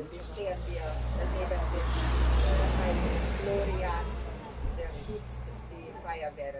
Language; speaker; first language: German; non-native, learner; Hungarian